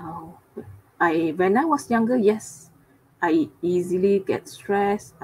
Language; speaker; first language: English; non-native, local second language; Cantonese